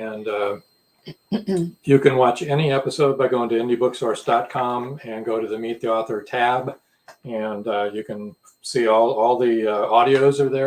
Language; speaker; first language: English; native; English